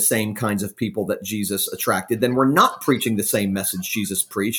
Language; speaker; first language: English; native; English